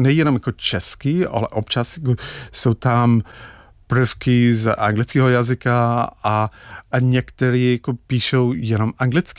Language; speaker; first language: Czech; non-native, fluent; English